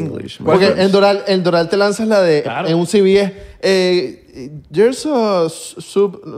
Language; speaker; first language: Spanish; native; Spanish